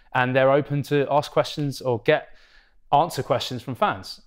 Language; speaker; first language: English; native; English